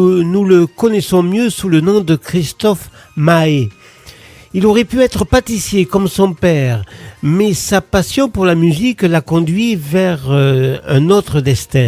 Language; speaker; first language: French; native; French